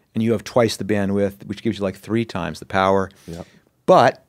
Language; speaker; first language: English; native; English